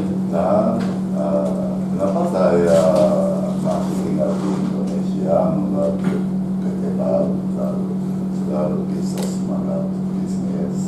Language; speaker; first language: Indonesian; non-native, learner; Japanese